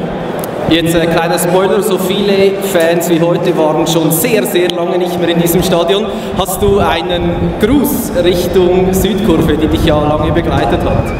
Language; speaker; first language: German; native; German